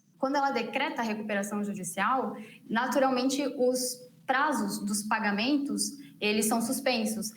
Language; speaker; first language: Portuguese; native; Portuguese